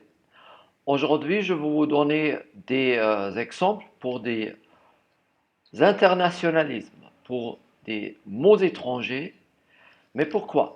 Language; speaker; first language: French; non-native, fluent; German